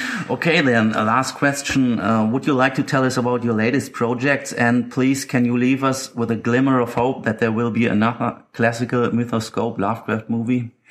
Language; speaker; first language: English; non-native, fluent; German